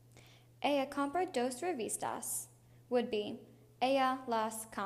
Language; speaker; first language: Spanish; non-native, learner; English